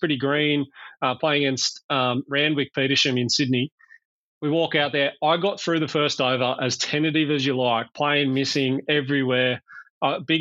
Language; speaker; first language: English; native; English